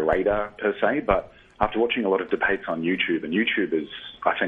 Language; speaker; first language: English; native; English